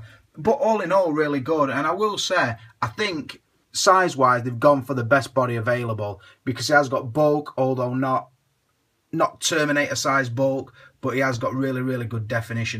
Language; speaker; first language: English; native; English